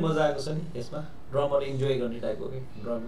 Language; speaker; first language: Nepali; native; Nepali